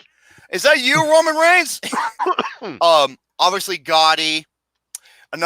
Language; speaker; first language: English; native; English